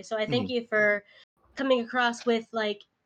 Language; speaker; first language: English; early bilingual, other home language; Spanish